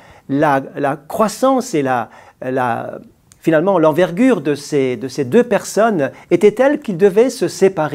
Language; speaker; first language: French; native; French